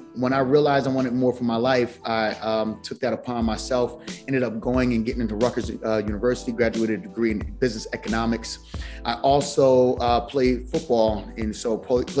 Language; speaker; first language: English; native; English